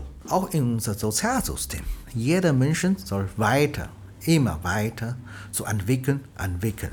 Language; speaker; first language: German; non-native, learner; Chinese